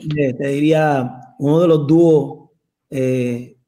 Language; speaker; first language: Spanish; native; Spanish